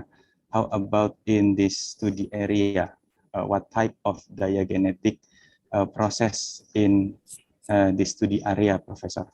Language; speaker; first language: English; non-native, fluent; Indonesian